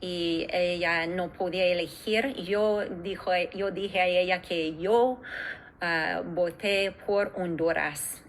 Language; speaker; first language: Spanish; non-native, fluent; English